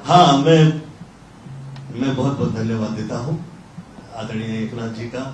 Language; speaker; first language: Hindi; non-native, local second language; Marathi